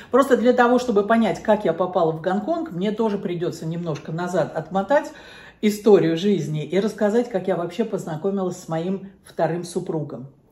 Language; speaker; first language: Russian; native; Russian